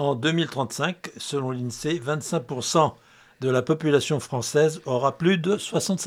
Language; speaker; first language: French; native; French